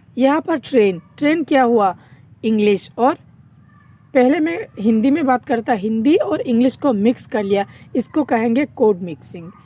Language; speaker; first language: Hindi; non-native, local second language; Bangla